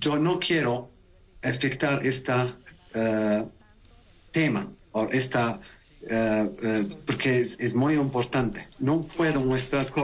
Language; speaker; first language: Spanish; non-native, learner; Arabic